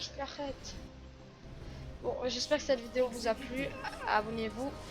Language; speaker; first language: French; native; French